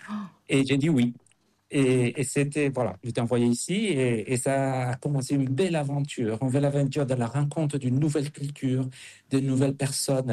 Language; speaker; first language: French; non-native, fluent; Spanish